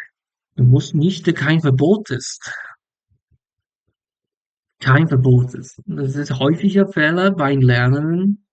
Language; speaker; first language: German; non-native, learner; English